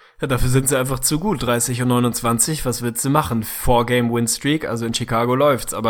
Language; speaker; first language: German; native; German